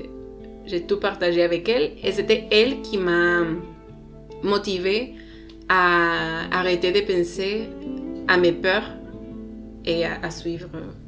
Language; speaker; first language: French; non-native, learner; Spanish